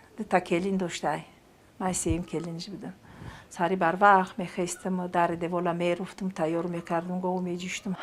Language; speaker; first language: Tajik; non-native, fluent; Romanian